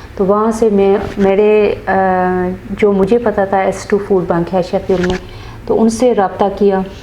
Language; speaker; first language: Urdu; early bilingual, heritage; Urdu